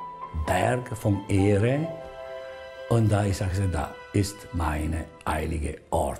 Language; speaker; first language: German; non-native, learner; Italian